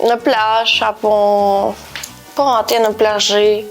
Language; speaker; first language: Albanian; early bilingual, heritage; Albanian